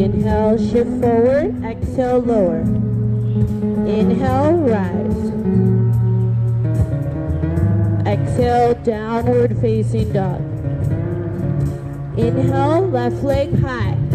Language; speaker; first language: English; native; English